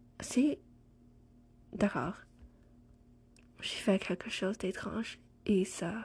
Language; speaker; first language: French; non-native, learner; English